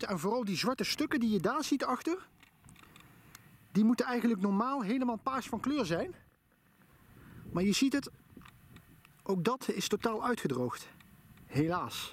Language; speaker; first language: Dutch; native; Dutch